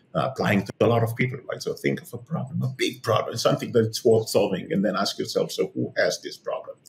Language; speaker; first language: English; non-native, fluent; Hebrew